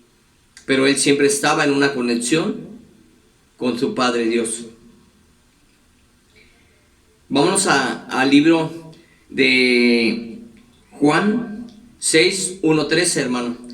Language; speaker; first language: Spanish; native; Spanish